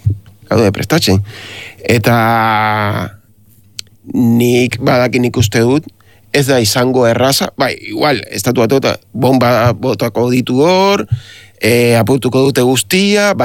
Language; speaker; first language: Basque; non-native, learner; Spanish